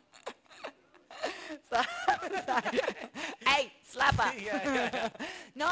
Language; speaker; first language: English; native; English